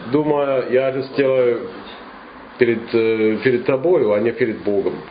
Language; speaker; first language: Russian; non-native, fluent; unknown